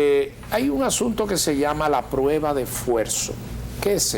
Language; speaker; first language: Spanish; native; Spanish